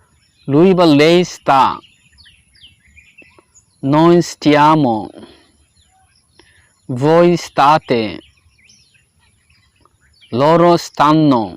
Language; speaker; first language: Italian; non-native, fluent; Bangla